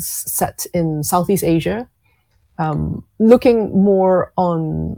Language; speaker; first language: English; non-native, local second language; Cantonese